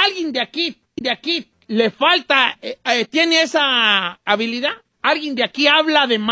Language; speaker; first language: Spanish; native; Spanish